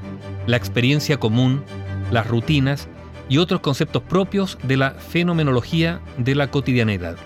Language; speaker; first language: Spanish; native; Spanish